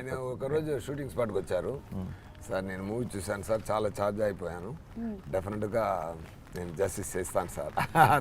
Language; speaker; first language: Telugu; non-native, fluent; Tamil